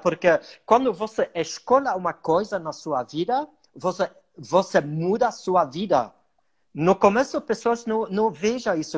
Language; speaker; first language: Portuguese; non-native, learner; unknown